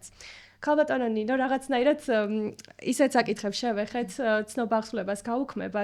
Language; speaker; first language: Georgian; native; Georgian